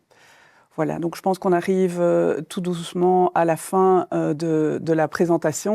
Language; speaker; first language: French; native; French